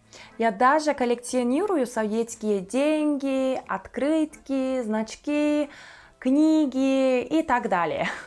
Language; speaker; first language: Russian; non-native, fluent; Turkish